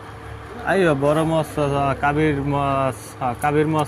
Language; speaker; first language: Arabic; non-native, learner; Bangla